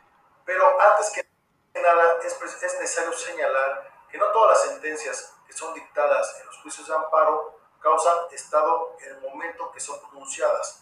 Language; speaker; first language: Spanish; native; Spanish